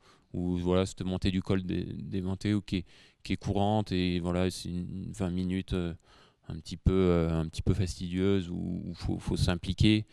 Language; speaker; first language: French; native; French